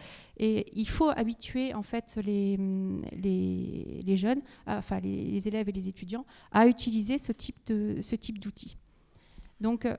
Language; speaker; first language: French; native; French